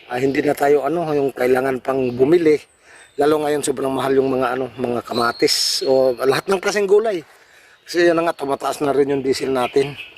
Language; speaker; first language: Filipino; non-native, local second language; Cebuano